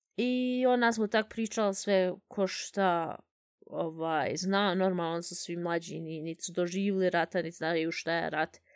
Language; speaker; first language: Bosnian; early bilingual, heritage; Bosnian